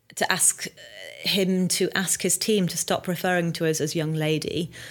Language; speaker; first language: English; native; English